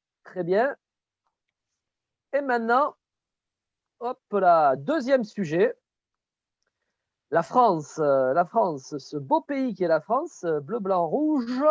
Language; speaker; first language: French; native; French